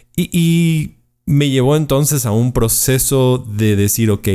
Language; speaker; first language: Spanish; native; Spanish